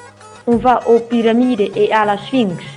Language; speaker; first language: French; non-native, learner; Dutch